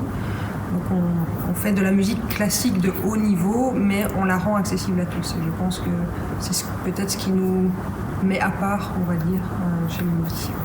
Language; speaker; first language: French; native; French